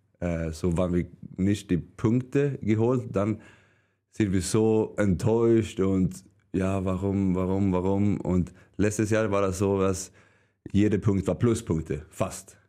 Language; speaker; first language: German; non-native, learner; Swedish